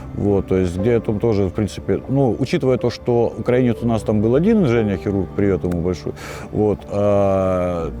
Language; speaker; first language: Russian; native; Russian